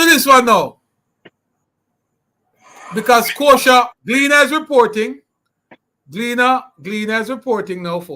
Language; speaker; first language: English; native; English